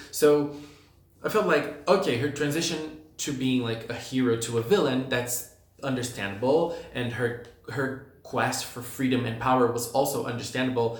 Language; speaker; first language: English; non-native, fluent; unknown